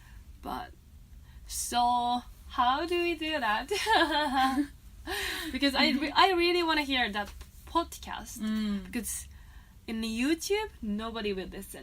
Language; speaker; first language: English; non-native, fluent; Japanese